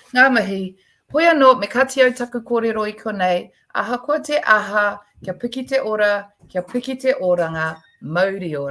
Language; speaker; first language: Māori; non-native, local second language; English